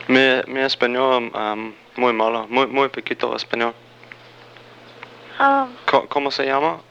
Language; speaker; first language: Spanish; non-native, learner; English